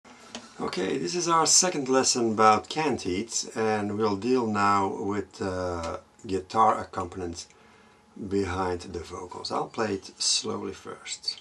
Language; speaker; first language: English; non-native, fluent; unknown